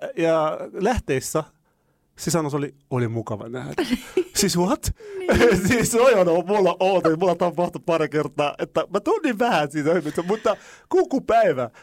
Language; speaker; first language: Finnish; non-native, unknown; Arabic